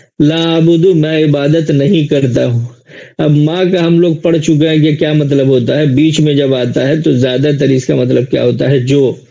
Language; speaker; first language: Urdu; native; Urdu